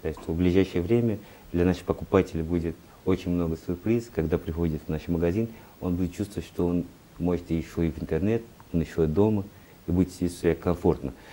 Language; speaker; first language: Russian; non-native, learner; Portuguese